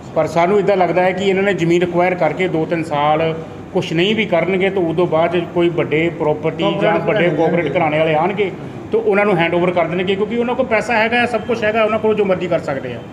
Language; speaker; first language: Punjabi; native; Punjabi